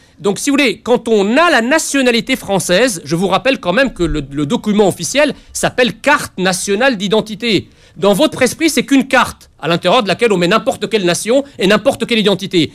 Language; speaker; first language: French; early bilingual, other home language; Arabic